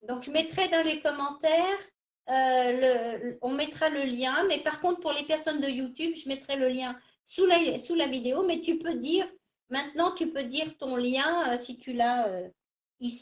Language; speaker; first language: French; native; French